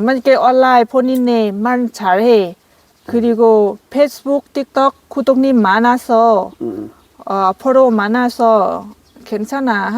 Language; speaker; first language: Korean; non-native, learner; Lao